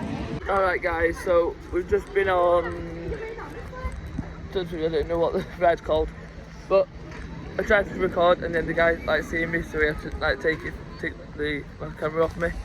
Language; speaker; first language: English; native; English